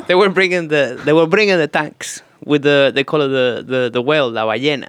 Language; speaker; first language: English; non-native, fluent; Spanish